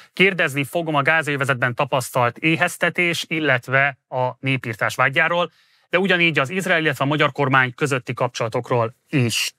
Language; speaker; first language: Hungarian; native; Hungarian